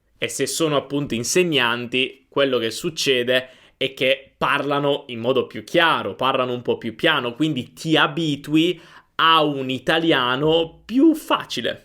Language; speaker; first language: Italian; native; Italian